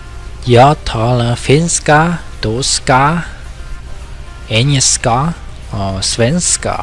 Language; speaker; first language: Swedish; non-native, learner; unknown